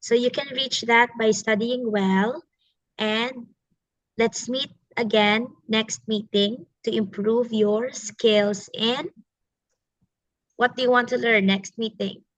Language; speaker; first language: English; non-native, fluent; Filipino